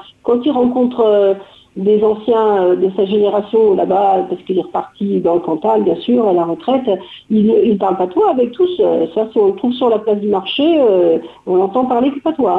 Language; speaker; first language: French; native; French